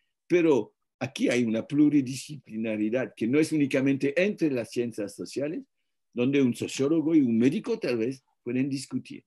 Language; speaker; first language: Spanish; non-native, fluent; French